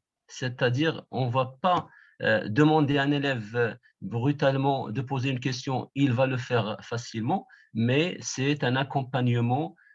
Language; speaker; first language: French; non-native, local second language; Arabic